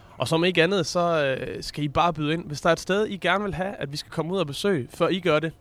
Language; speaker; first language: Danish; native; Danish